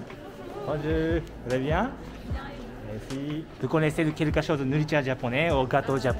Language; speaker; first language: French; non-native, learner; Japanese